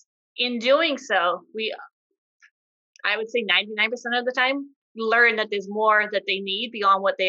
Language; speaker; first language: English; native; English